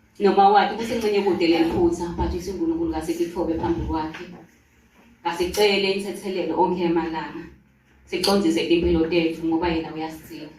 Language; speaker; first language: Zulu; non-native, local second language; Swati